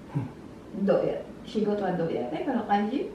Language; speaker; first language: Japanese; non-native, learner; Filipino